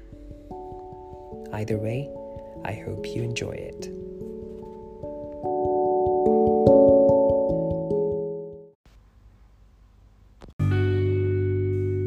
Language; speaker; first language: English; non-native, local second language; Hindi